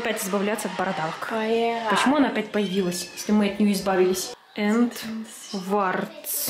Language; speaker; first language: Russian; native; Russian